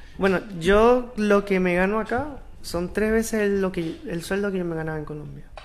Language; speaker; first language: Spanish; native; Spanish